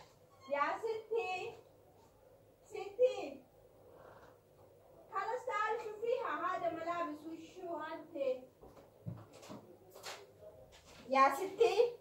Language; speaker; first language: Arabic; non-native, learner; Oromo